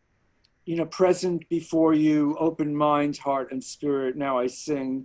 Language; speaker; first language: English; native; English